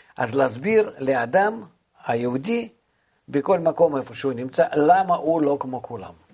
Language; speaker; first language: Hebrew; non-native, fluent; Russian